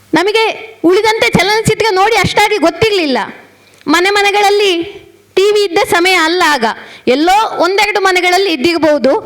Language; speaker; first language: Kannada; native; Kannada